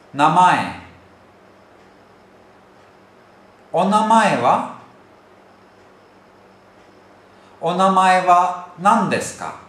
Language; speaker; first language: Japanese; non-native, fluent; Turkish